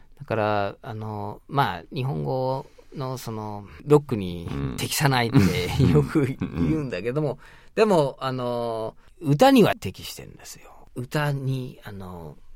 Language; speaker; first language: Japanese; non-native, fluent; English